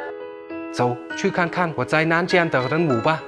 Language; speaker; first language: Chinese; non-native, fluent; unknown